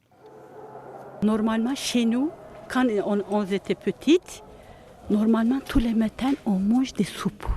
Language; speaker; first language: French; non-native, learner; Turkish